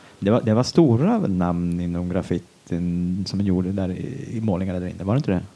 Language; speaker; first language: Swedish; native; Swedish